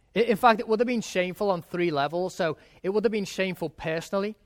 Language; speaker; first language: English; native; English